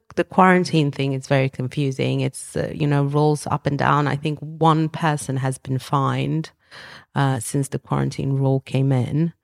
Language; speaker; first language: English; early bilingual, other home language; Romanian